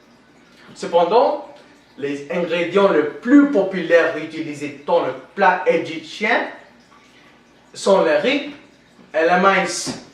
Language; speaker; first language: French; non-native, learner; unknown